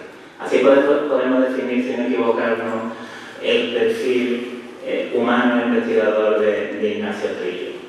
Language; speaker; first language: Spanish; native; Spanish